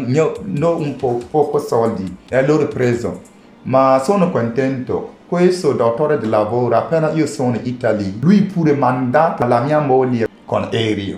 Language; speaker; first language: Italian; non-native, learner; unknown